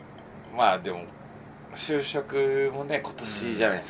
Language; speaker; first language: Japanese; native; Japanese